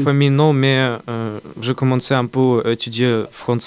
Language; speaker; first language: French; non-native, learner; Ukrainian